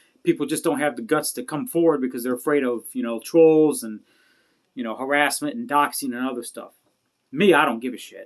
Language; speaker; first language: English; native; English